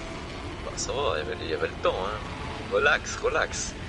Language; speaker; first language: French; native; French